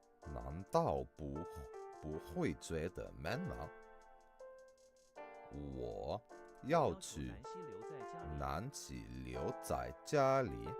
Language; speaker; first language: Chinese; non-native, learner; English